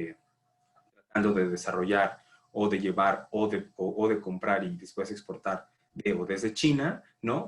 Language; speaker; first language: Spanish; native; Spanish